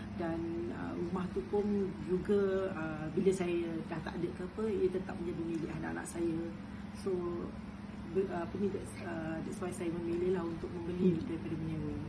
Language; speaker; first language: Malay; native; Malay